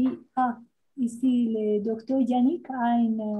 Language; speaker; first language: French; non-native, fluent; Spanish